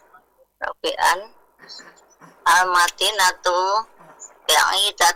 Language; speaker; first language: Arabic; non-native, learner; Indonesian